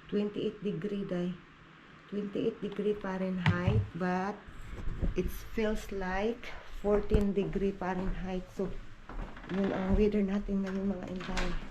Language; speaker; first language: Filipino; non-native, local second language; Cebuano